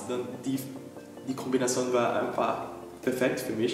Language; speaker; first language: German; non-native, fluent; Portuguese